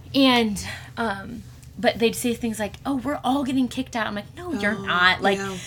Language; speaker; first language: English; native; English